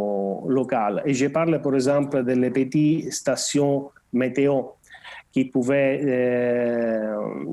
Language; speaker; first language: French; non-native, learner; Portuguese